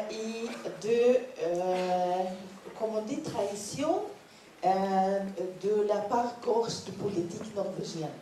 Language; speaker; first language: French; non-native, learner; Norwegian